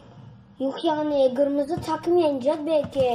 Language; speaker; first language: Turkish; early bilingual, heritage; Turkish